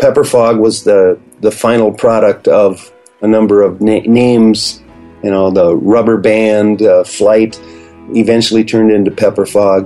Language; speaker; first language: English; native; English